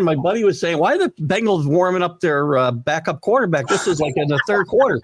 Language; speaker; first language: English; native; English